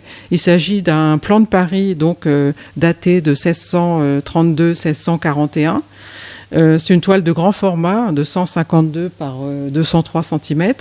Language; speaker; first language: French; native; French